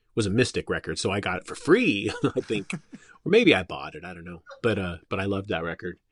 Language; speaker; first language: English; native; English